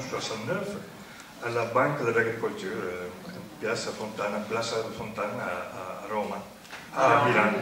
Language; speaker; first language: French; non-native, fluent; Italian